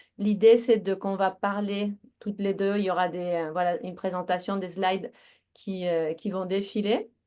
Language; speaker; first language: French; native; French